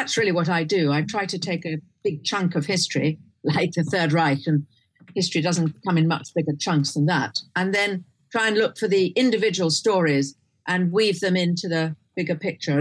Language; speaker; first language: English; native; English